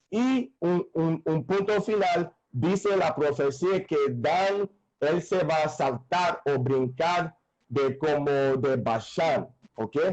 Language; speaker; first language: Spanish; non-native, fluent; English